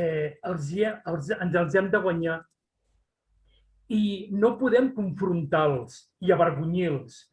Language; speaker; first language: Catalan; non-native, local second language; Spanish